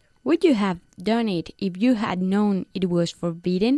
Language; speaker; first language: English; non-native, fluent; Spanish